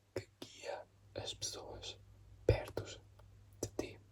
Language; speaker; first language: Portuguese; non-native, learner; English